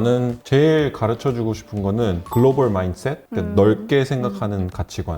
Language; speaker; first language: Korean; early bilingual, heritage; Korean